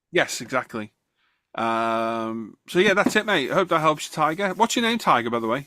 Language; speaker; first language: English; native; English